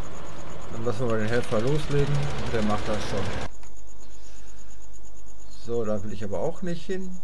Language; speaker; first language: German; native; German